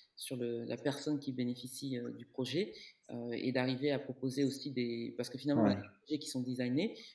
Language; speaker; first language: French; native; French